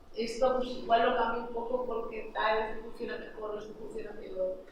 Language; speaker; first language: Spanish; non-native, local second language; Catalan